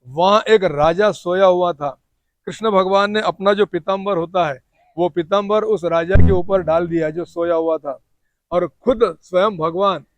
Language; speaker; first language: Hindi; non-native, local second language; Marathi